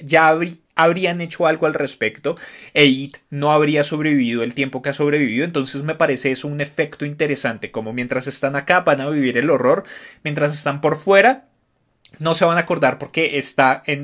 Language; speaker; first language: Spanish; native; Spanish